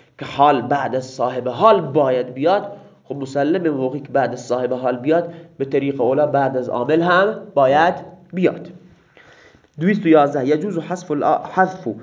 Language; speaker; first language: Persian; non-native, local second language; Baluchi